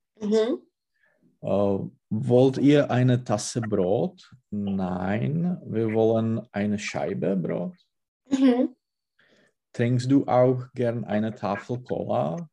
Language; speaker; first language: German; non-native, learner; Czech